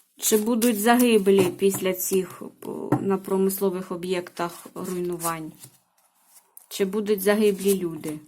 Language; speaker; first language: Ukrainian; native; Ukrainian